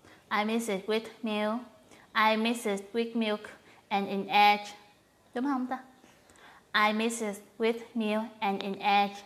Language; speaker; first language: English; non-native, learner; Vietnamese